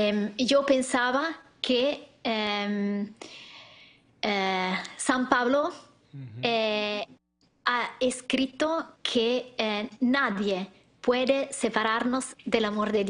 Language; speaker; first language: Spanish; non-native, learner; Italian